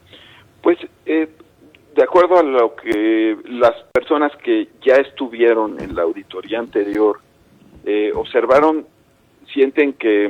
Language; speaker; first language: Spanish; native; Spanish